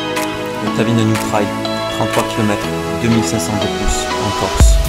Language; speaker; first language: French; native; French